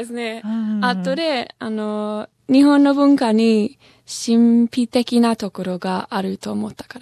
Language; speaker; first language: Japanese; non-native, fluent; English